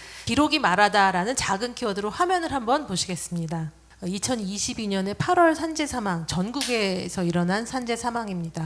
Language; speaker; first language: Korean; native; Korean